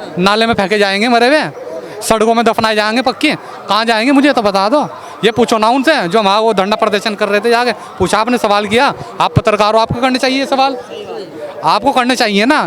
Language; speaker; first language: Hindi; native; Hindi